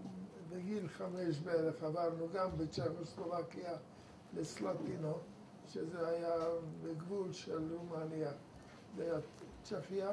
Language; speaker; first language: Hebrew; non-native, fluent; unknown